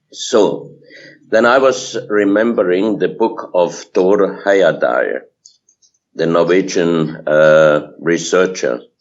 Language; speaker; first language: English; non-native, fluent; German